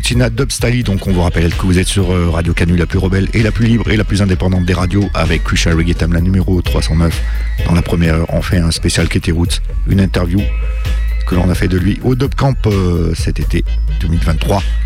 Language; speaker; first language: French; native; French